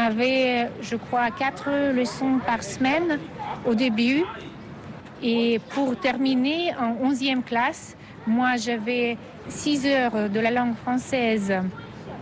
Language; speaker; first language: French; non-native, fluent; Russian